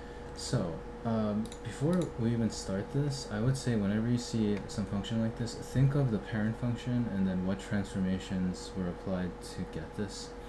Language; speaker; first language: English; native; English